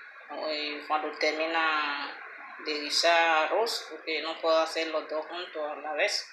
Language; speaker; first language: Spanish; non-native, learner; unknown